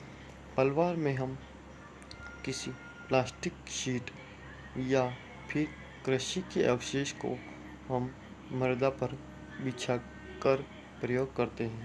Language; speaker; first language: Hindi; native; Hindi